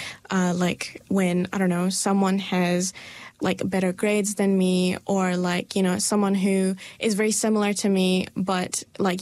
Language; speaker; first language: English; non-native, local second language; Malay